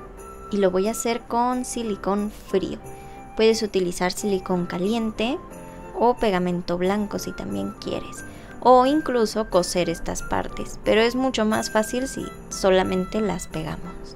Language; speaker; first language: Spanish; native; Spanish